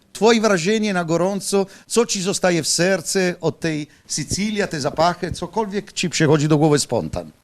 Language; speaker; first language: Polish; non-native, fluent; Italian